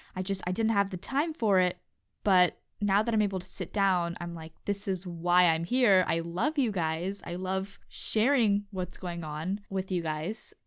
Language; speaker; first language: English; native; English